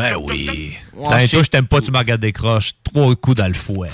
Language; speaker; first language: French; native; French